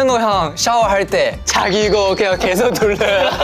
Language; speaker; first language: Korean; non-native, learner; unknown